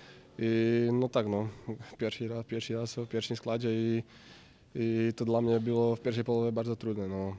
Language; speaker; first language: Polish; non-native, fluent; Slovak